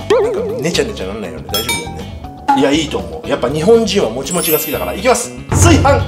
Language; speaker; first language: Japanese; native; Japanese